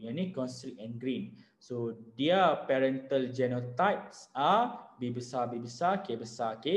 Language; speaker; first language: English; non-native, local second language; Malay